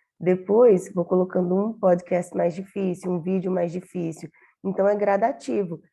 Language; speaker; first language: Portuguese; native; Portuguese